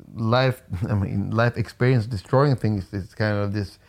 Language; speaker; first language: English; non-native, fluent; Swedish